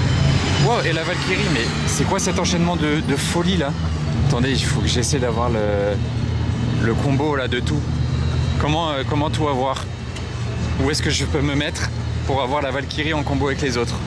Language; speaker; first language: French; native; French